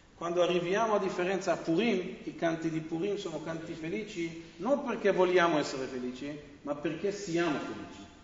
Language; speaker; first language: Italian; non-native, fluent; Hebrew